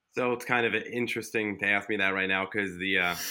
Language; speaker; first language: English; native; English